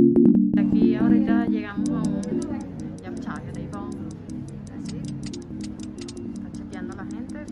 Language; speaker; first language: Spanish; native; Spanish